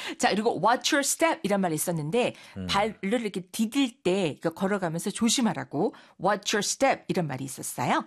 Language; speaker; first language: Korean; native; Korean